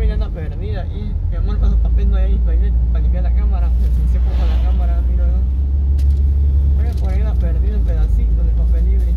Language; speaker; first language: Spanish; native; Spanish